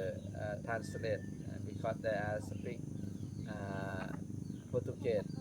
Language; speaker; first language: English; non-native, learner; Thai